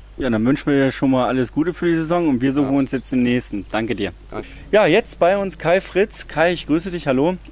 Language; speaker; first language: German; native; German